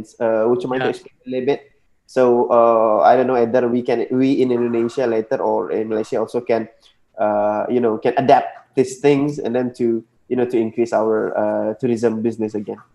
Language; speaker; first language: English; non-native, local second language; Indonesian